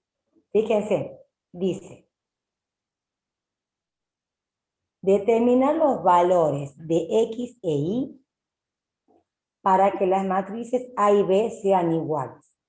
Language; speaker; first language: Spanish; native; Spanish